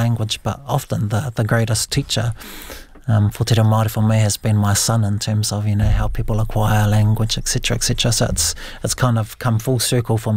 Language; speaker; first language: English; non-native, local second language; Māori